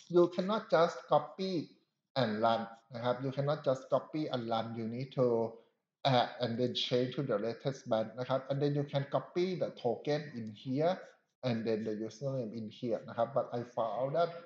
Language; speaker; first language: English; non-native, fluent; Thai